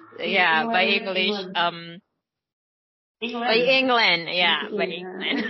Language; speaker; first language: English; non-native, learner; Indonesian